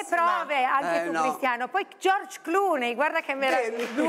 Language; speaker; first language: Italian; native; Italian